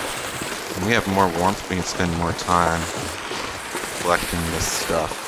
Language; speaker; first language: English; native; English